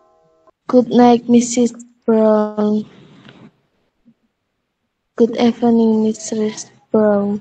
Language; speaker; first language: English; non-native, learner; Indonesian